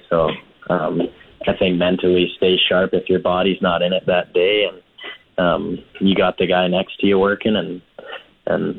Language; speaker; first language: English; native; English